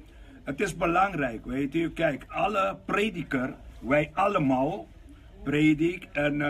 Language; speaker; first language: Dutch; non-native, local second language; Papiamento